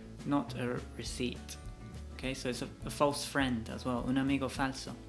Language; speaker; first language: English; native; English